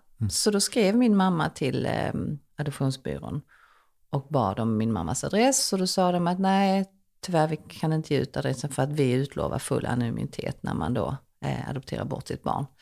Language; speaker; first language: Swedish; early bilingual, other home language; Korean